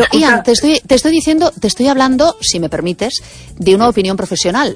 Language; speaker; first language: Spanish; native; Spanish